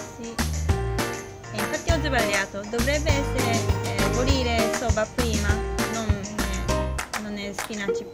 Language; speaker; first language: Italian; non-native, learner; Japanese